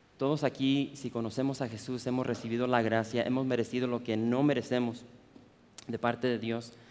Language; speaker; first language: Spanish; early bilingual, heritage; Spanish